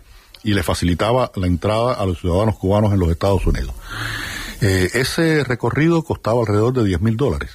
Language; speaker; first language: Spanish; native; Spanish